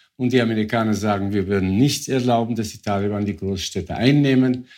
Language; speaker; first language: German; non-native, fluent; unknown